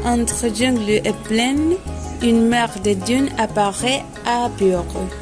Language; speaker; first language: French; non-native, learner; Spanish